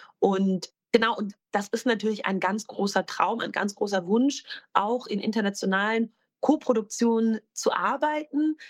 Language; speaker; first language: German; native; German